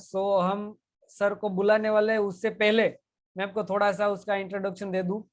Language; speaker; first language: Hindi; non-native, local second language; Gujarati